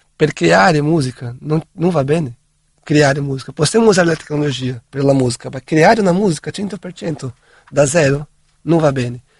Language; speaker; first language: Italian; non-native, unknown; Portuguese